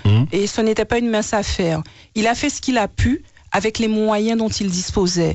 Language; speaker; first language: French; native; French